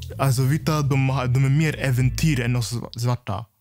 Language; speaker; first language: Swedish; non-native, fluent; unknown